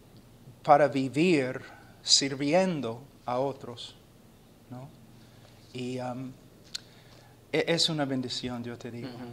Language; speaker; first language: Spanish; non-native, fluent; English